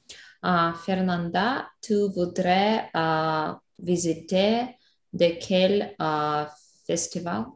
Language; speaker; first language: French; non-native, learner; English